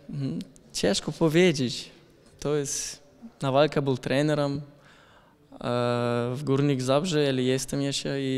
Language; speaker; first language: Polish; non-native, learner; German